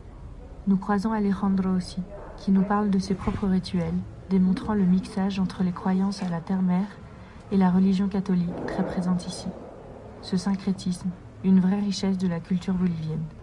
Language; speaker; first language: French; native; French